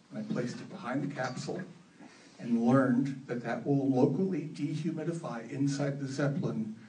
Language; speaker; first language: English; native; English